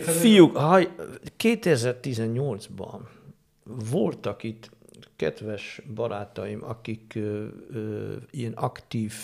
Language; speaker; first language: Hungarian; non-native, fluent; Dutch